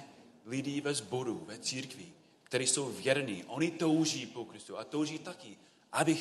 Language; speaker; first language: Czech; non-native, fluent; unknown